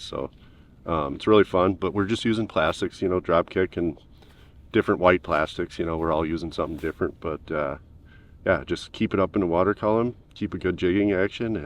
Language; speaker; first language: English; native; English